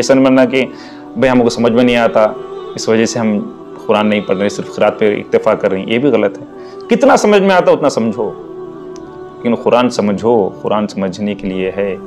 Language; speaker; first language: Urdu; native; Urdu